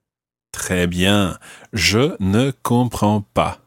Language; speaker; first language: French; non-native, fluent; English